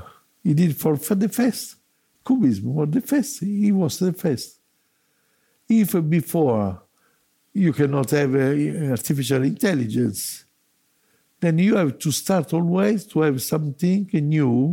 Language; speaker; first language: English; non-native, learner; Italian